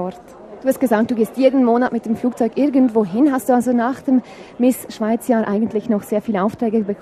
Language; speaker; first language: German; native; German